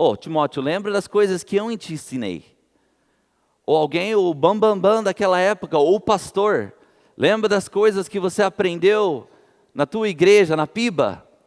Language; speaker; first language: Portuguese; non-native, fluent; English